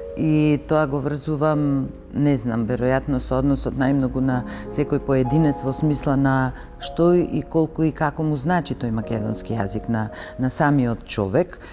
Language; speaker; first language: Macedonian; native; Macedonian